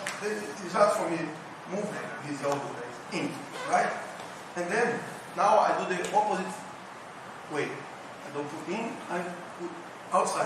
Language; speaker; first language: English; non-native, learner; Portuguese